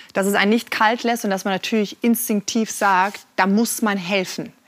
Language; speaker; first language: German; non-native, fluent; Norwegian